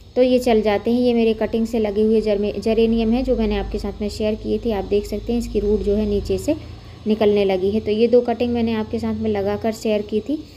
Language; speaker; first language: Hindi; non-native, local second language; Gujarati